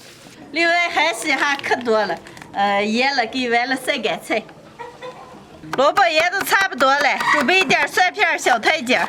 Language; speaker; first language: Chinese; native; Chinese